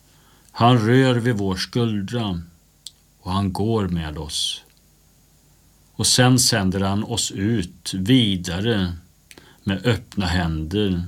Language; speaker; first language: Swedish; native; Swedish